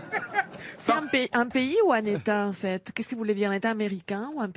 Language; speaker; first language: French; native; French